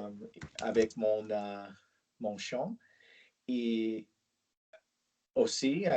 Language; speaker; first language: French; non-native, learner; English